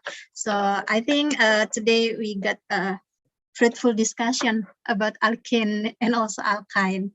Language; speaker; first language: English; non-native, learner; Indonesian